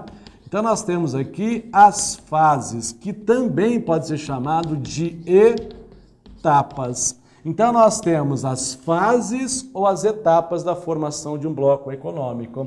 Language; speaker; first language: Portuguese; native; Portuguese